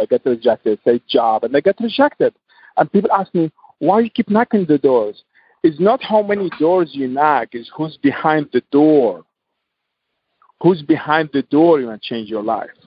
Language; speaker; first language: English; non-native, learner; Arabic